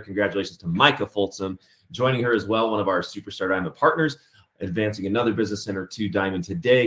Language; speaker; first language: English; native; English